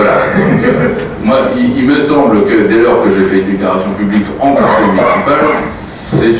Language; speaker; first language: French; native; French